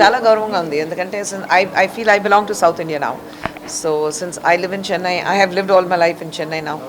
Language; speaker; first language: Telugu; non-native, learner; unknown